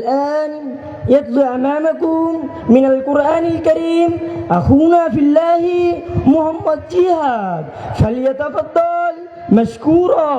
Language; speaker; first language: Arabic; non-native, learner; Bangla